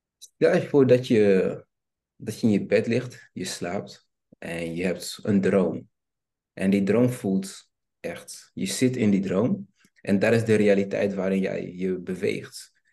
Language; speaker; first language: Dutch; early bilingual, other home language; Kinyarwanda